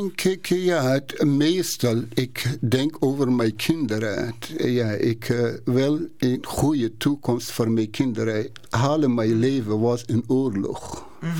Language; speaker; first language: Dutch; non-native, learner; Persian